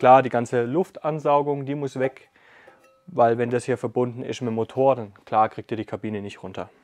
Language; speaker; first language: German; native; German